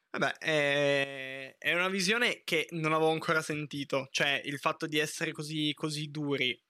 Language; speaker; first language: Italian; native; Italian